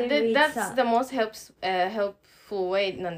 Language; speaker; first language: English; non-native, fluent; Japanese